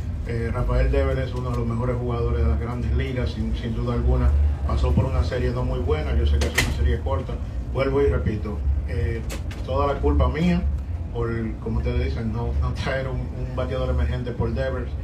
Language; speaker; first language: Spanish; native; Spanish